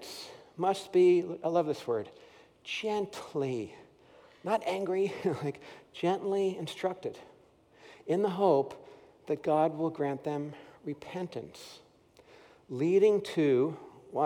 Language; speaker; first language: English; native; English